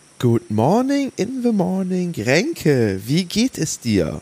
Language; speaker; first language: German; native; German